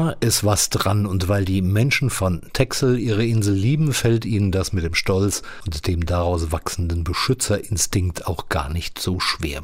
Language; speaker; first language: German; native; German